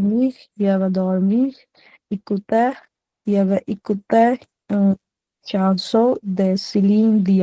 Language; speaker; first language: French; non-native, learner; Punjabi